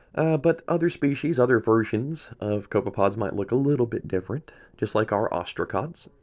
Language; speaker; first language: English; native; English